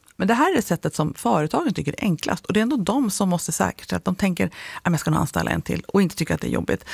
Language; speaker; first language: Swedish; native; Swedish